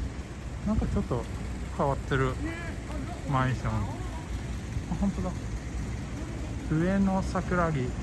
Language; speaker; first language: Japanese; non-native, fluent; Swedish